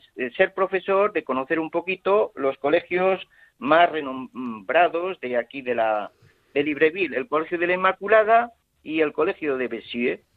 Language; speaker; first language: Spanish; native; Spanish